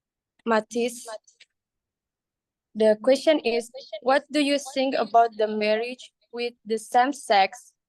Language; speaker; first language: English; non-native, learner; Indonesian